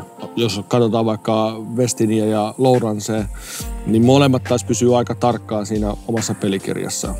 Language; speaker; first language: Finnish; native; Finnish